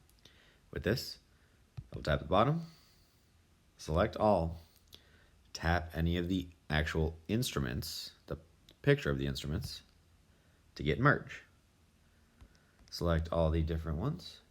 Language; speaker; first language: English; native; English